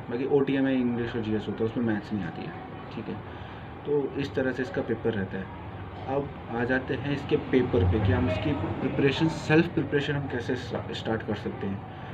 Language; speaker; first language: Hindi; native; Hindi